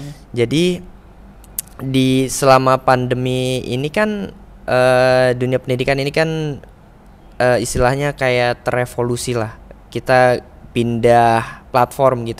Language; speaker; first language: Indonesian; native; Indonesian